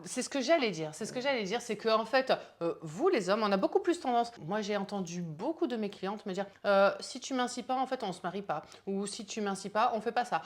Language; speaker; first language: French; native; French